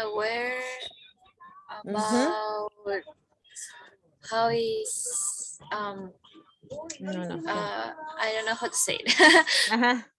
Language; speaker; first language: English; non-native, learner; Spanish